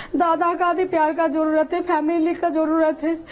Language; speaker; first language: Hindi; non-native, learner; Bangla